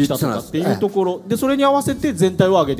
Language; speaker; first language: Japanese; native; Japanese